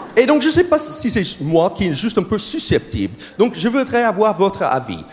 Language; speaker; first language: French; non-native, fluent; English